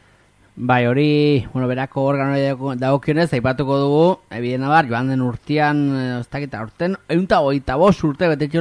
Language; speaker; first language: Basque; native; Basque